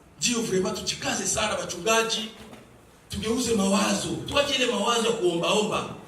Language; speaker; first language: Swahili; native; Swahili